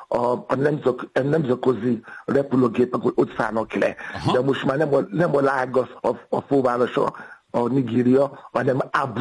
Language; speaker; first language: Hungarian; non-native, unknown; Yoruba